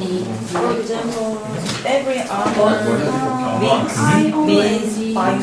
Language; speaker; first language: English; non-native, learner; Korean